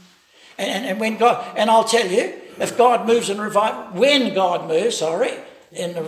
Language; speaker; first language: English; native; English